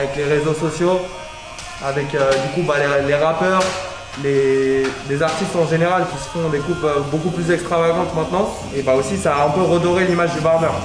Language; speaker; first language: French; native; French